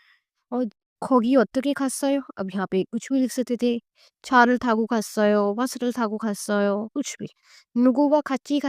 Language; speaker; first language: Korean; non-native, learner; Hindi